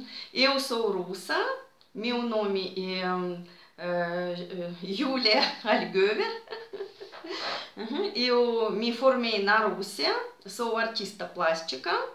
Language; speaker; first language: Portuguese; non-native, fluent; Russian